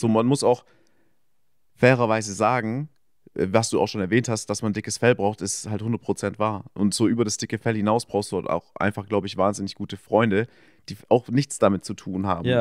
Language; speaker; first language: German; native; German